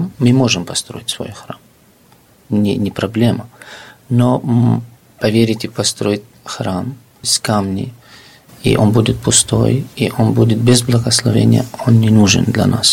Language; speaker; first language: Russian; non-native, fluent; Arabic